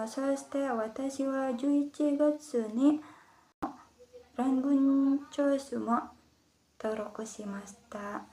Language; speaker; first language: Japanese; non-native, learner; Indonesian